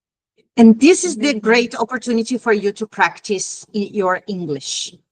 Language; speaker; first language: English; non-native, fluent; Portuguese